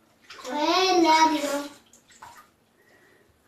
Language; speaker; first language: French; native; French